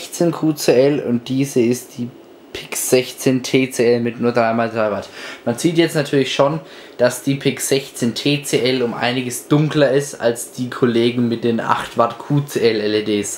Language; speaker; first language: German; native; German